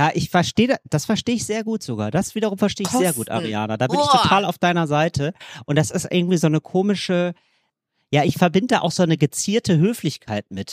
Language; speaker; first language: German; native; German